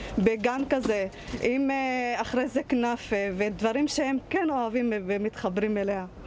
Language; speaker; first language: Hebrew; non-native, local second language; Arabic